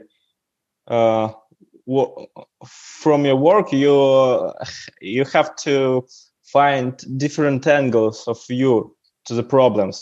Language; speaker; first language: English; non-native, learner; Russian